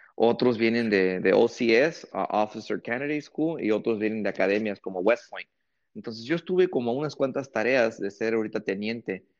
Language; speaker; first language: Spanish; early bilingual, heritage; Spanish